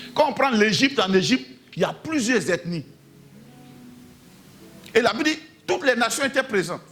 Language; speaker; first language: French; native; French